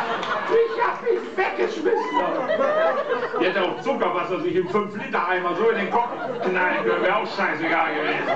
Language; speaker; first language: German; native; German